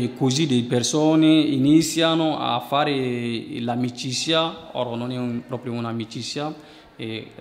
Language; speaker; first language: Italian; non-native, fluent; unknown